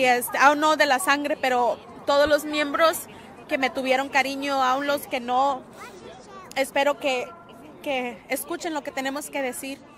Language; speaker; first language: Spanish; early bilingual, heritage; Spanish